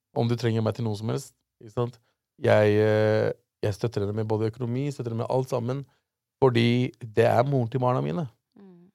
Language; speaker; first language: Norwegian; early bilingual, other home language; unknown